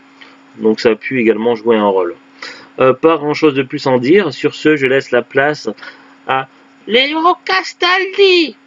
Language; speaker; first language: French; native; French